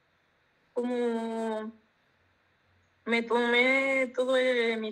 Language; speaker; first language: Japanese; non-native, learner; Spanish